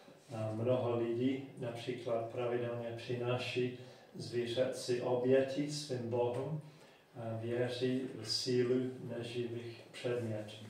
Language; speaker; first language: Czech; non-native, fluent; English